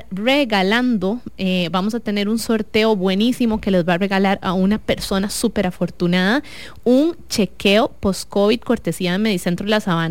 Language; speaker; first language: Spanish; native; Spanish